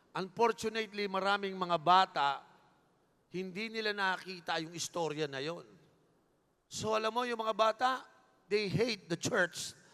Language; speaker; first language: Filipino; native; Filipino